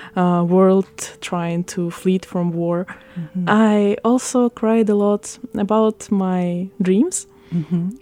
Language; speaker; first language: English; non-native, fluent; Russian